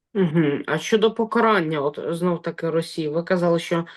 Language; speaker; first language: Ukrainian; native; Ukrainian